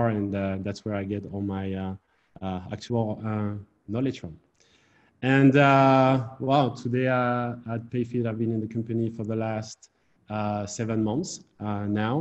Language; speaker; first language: English; non-native, fluent; French